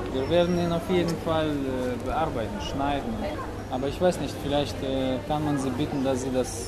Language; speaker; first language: German; non-native, fluent; Russian